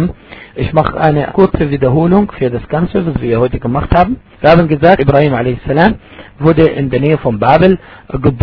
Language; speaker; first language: German; non-native, fluent; Arabic